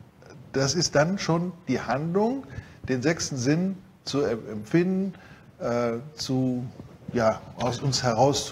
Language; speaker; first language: German; native; German